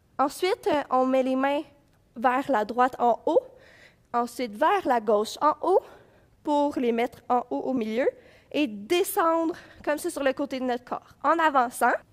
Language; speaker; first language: French; native; French